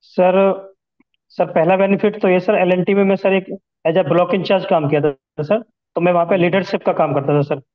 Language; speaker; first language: Hindi; native; Hindi